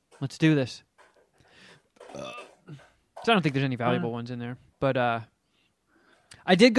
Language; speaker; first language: English; native; English